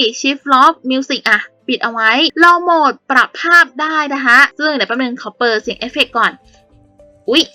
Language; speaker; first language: Thai; native; Thai